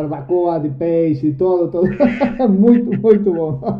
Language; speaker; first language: Portuguese; non-native, learner; Spanish